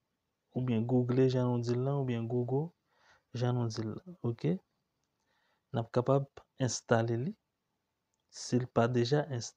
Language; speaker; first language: French; non-native, learner; Haitian Creole